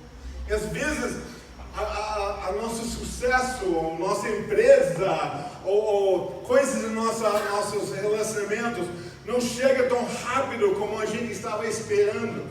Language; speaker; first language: Portuguese; non-native, fluent; English